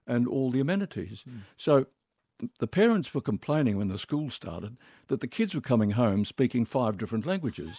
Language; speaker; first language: English; native; English